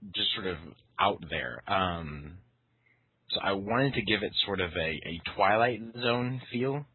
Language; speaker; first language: English; early bilingual, other home language; Chinese